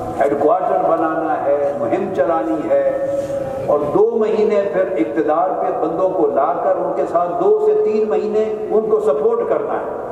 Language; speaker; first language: Urdu; native; Urdu